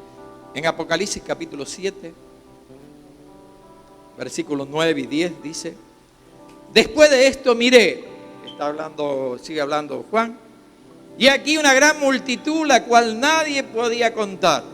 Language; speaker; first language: Spanish; native; Spanish